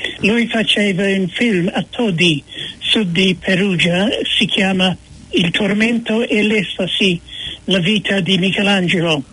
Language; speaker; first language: Italian; non-native, fluent; English